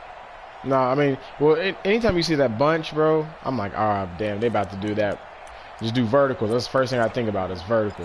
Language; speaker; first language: English; native; English